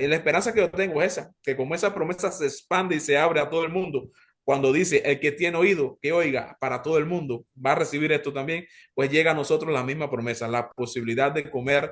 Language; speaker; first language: Spanish; native; Spanish